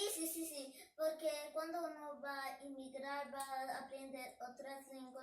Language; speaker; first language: Spanish; non-native, learner; Portuguese